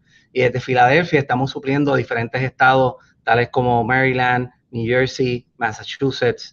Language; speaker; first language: Spanish; native; Spanish